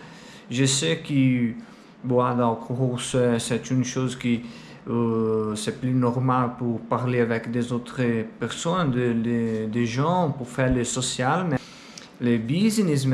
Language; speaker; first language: French; non-native, learner; Portuguese